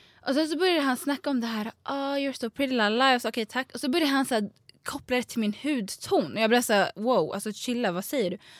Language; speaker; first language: Swedish; early bilingual, other home language; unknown